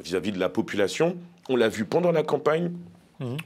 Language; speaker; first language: French; native; French